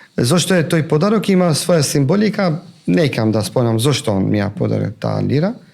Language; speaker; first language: Macedonian; non-native, local second language; Albanian